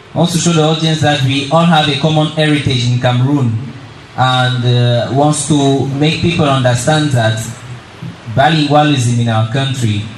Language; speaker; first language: English; non-native, local second language; French